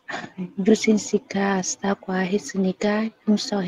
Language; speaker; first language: Korean; non-native, learner; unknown